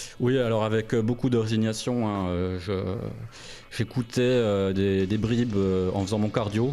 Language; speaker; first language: French; native; French